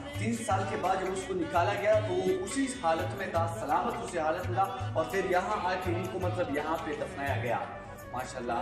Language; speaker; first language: Urdu; non-native, local second language; Pashto